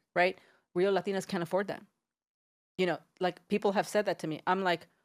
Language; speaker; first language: English; native; English